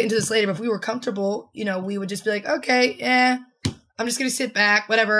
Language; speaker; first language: English; native; English